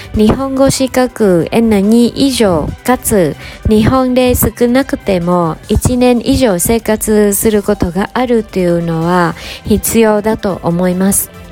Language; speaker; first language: Japanese; non-native, fluent; Vietnamese